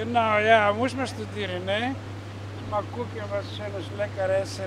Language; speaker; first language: German; non-native, learner; Greek